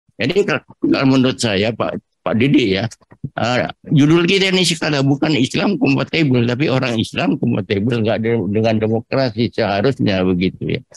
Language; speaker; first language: Indonesian; non-native, local second language; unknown